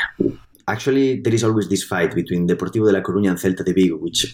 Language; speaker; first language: English; non-native, fluent; Spanish